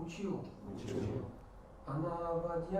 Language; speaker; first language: Russian; native; Russian